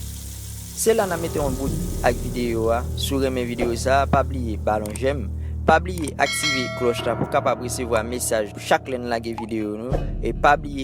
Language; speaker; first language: French; non-native, learner; Haitian Creole